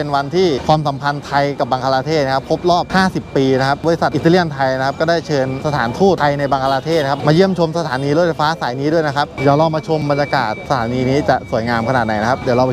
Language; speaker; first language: Thai; native; Thai